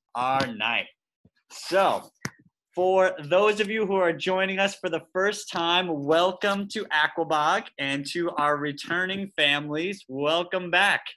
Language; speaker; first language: English; native; English